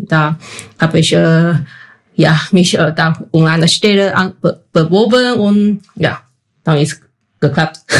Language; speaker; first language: German; non-native, fluent; Chinese